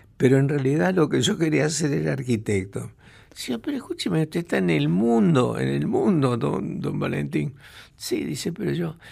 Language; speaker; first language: Spanish; native; Spanish